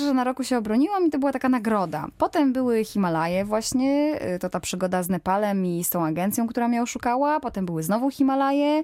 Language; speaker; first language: Polish; native; Polish